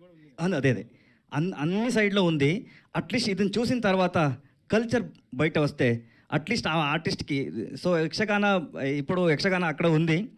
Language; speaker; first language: Telugu; non-native, learner; Kannada